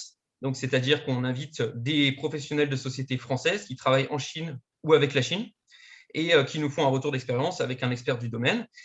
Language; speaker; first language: French; native; French